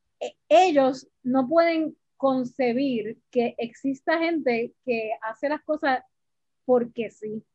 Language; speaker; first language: Spanish; native; Spanish